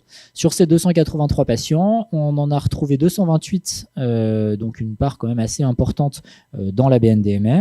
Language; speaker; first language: French; native; French